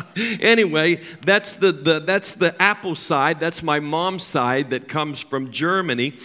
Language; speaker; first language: English; native; English